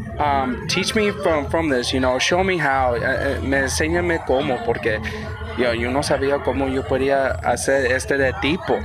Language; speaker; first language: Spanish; early bilingual, heritage; English